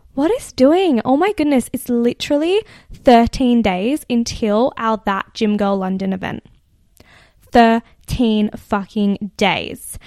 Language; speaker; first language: English; native; English